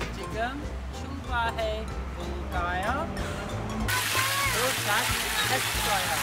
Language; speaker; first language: Korean; non-native, learner; English